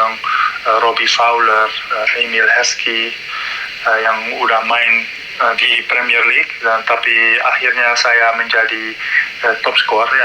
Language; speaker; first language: Indonesian; non-native, learner; Dutch